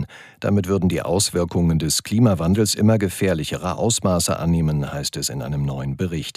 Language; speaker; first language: German; native; German